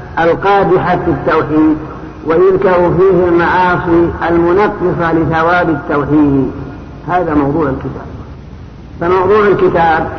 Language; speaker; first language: Arabic; native; Arabic